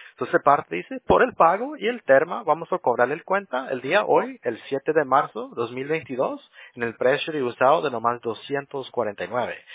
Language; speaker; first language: Spanish; early bilingual, other home language; English